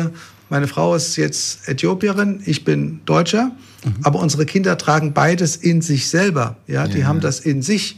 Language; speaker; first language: German; native; German